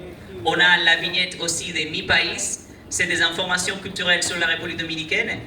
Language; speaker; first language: French; non-native, fluent; Spanish